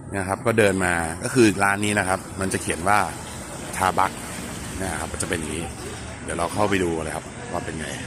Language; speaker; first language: Thai; native; Thai